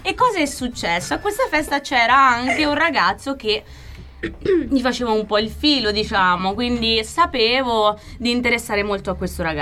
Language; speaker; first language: Italian; native; Italian